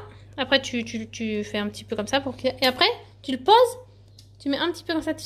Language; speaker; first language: French; native; French